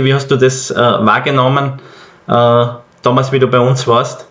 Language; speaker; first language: German; native; German